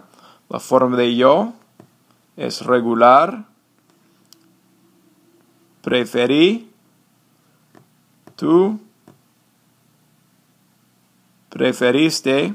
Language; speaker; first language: Spanish; non-native, fluent; English